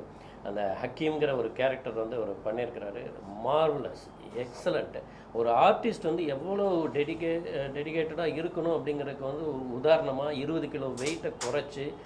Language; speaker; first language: Tamil; native; Tamil